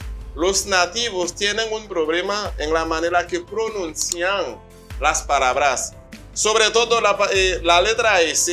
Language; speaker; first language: Spanish; non-native, fluent; Haitian Creole